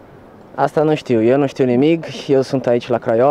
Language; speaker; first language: Romanian; non-native, learner; Portuguese